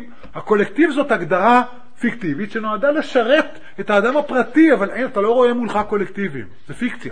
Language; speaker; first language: Hebrew; native; Hebrew